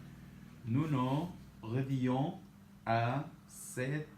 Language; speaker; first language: French; non-native, learner; Arabic